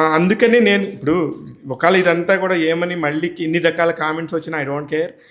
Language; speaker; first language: Telugu; native; Telugu